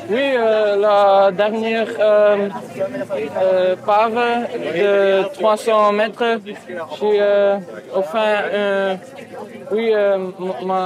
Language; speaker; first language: French; non-native, learner; Dutch